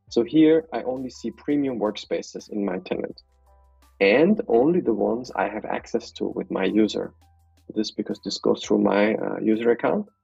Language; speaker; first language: English; non-native, fluent; German